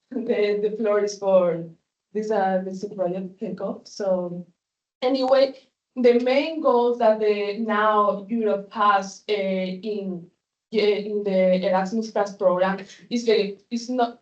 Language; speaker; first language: English; non-native, fluent; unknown